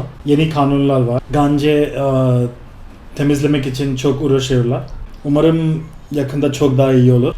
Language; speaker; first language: Turkish; non-native, fluent; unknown